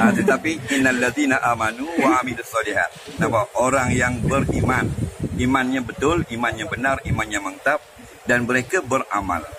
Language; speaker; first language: Malay; native; Malay